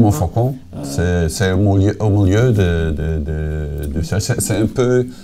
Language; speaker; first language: French; non-native, fluent; Dutch